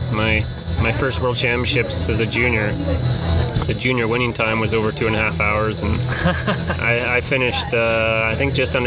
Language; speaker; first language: English; native; English